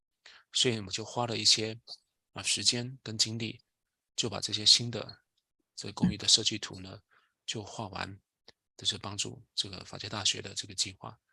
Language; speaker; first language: Chinese; native; Chinese